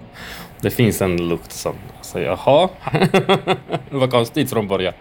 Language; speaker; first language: Swedish; non-native, learner; Polish